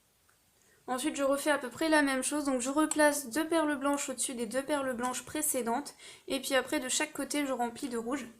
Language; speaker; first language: French; native; French